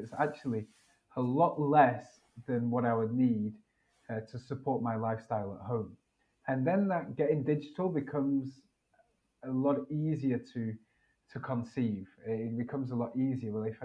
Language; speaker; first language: English; native; English